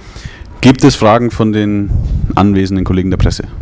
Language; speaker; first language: German; native; German